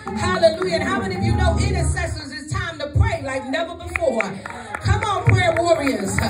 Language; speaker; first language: English; native; English